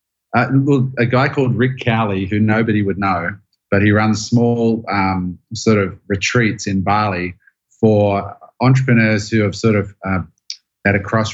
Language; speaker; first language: English; native; English